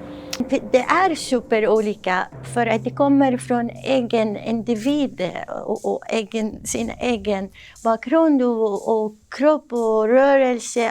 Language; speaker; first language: Swedish; non-native, fluent; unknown